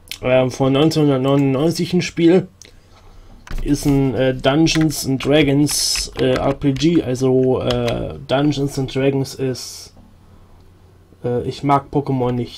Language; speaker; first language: German; native; German